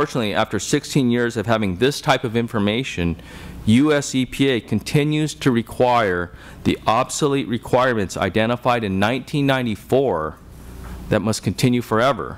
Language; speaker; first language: English; native; English